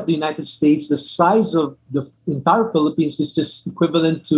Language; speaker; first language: English; non-native, local second language; Min Nan Chinese